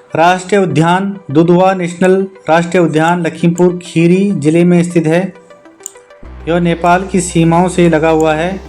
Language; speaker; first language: Hindi; native; Hindi